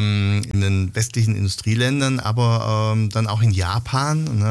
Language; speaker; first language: German; native; German